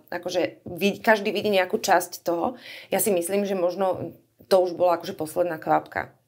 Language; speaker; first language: Slovak; native; Slovak